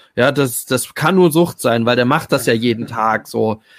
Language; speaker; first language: German; native; German